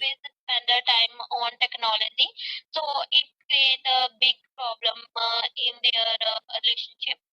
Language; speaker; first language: English; non-native, learner; Punjabi